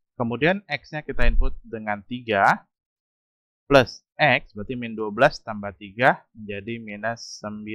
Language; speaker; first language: Indonesian; native; Indonesian